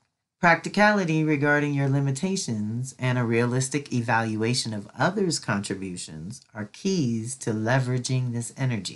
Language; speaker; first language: English; native; English